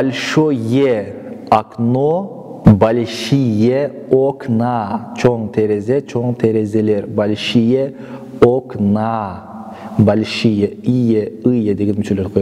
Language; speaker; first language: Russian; non-native, local second language; Kyrgyz